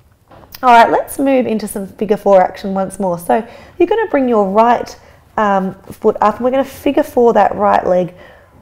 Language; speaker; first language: English; native; English